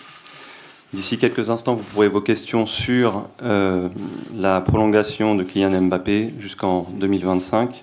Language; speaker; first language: French; native; French